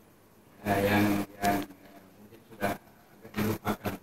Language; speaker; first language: Indonesian; native; Indonesian